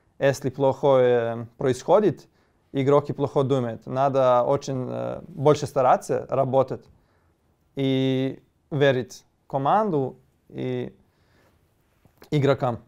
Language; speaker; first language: Russian; non-native, learner; Serbian